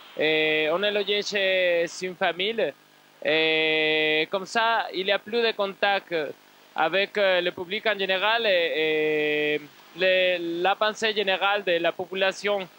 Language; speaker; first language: French; non-native, fluent; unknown